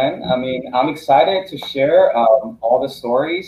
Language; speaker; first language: English; non-native, fluent; Korean